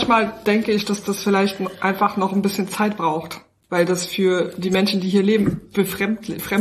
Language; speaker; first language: German; native; German